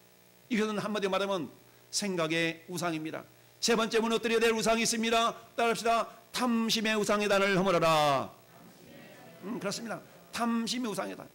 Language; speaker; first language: Korean; native; Korean